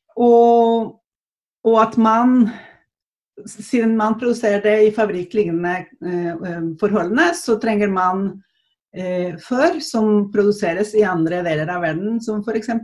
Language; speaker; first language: Norwegian; non-native, fluent; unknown